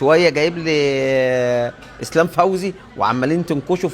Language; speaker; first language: Arabic; native; Arabic